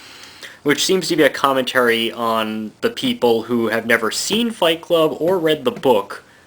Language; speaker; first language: English; native; English